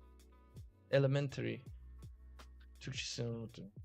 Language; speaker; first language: Turkish; early bilingual, heritage; Turkish